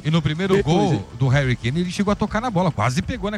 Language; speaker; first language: Portuguese; native; Portuguese